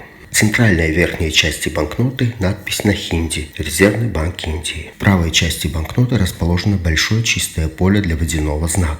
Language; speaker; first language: Russian; native; Russian